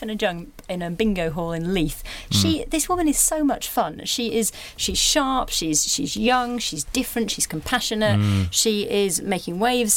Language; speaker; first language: English; native; English